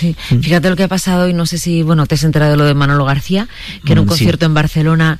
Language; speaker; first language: Spanish; native; Spanish